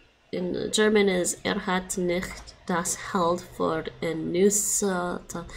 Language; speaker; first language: German; non-native, learner; English